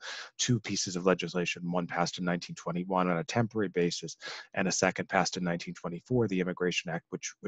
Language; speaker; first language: English; native; English